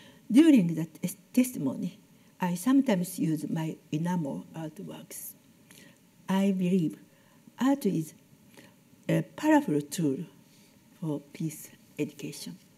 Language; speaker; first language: English; non-native, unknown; Japanese